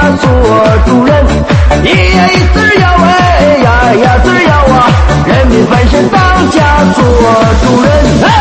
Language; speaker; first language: Chinese; native; Chinese